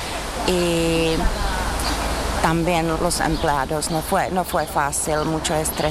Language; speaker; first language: Spanish; non-native, learner; Czech